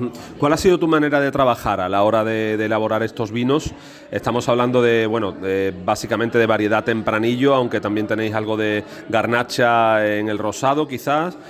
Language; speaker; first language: Spanish; native; Spanish